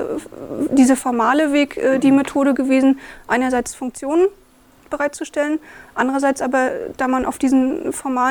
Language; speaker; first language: German; native; German